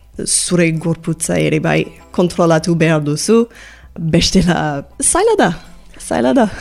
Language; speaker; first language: Basque; non-native, learner; English